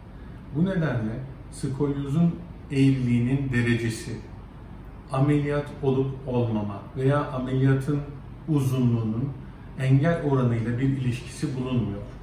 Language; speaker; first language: Turkish; native; Turkish